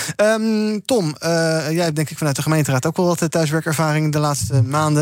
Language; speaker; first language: Dutch; native; Dutch